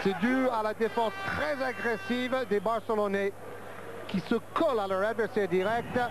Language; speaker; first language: French; native; French